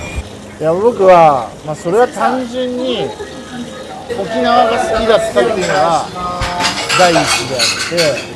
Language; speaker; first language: Japanese; native; Japanese